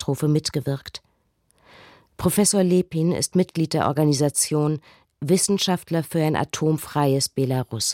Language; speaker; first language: German; native; German